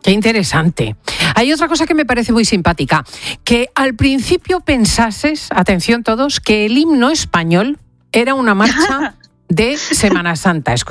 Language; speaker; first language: Spanish; native; Spanish